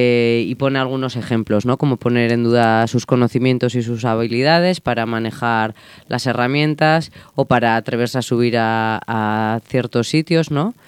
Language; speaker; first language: Spanish; native; Spanish